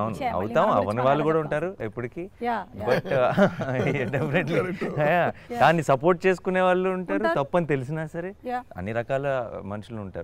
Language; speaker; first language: Telugu; native; Telugu